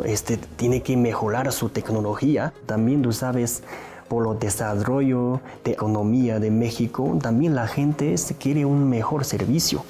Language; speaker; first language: Spanish; non-native, learner; Chinese